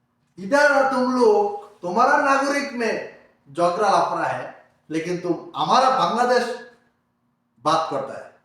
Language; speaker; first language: Hindi; non-native, learner; Bangla